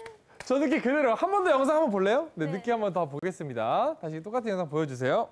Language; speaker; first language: Korean; native; Korean